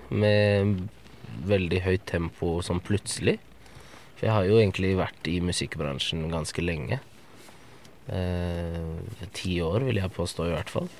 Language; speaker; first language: Norwegian; early bilingual, other home language; Arabic